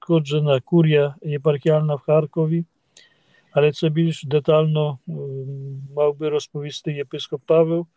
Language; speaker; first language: Ukrainian; non-native, fluent; Polish